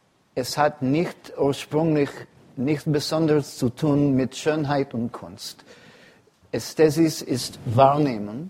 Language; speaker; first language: German; non-native, fluent; English